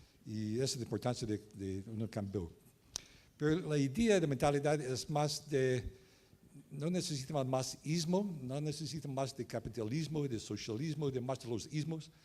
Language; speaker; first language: Spanish; non-native, learner; English